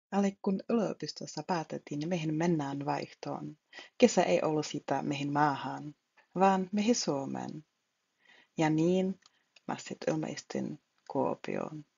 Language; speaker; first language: Finnish; non-native, fluent; Czech